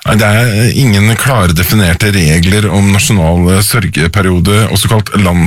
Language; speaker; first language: Norwegian; native; Norwegian